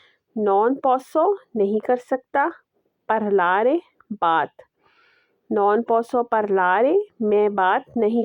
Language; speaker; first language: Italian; non-native, learner; Urdu